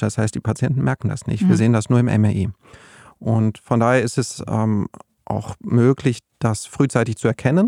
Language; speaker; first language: German; native; German